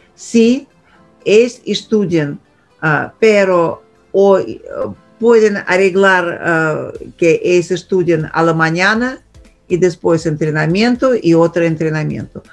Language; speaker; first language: Spanish; non-native, fluent; Russian